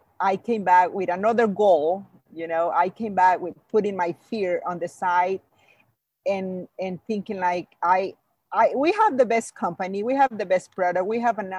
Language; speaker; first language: English; non-native, fluent; Spanish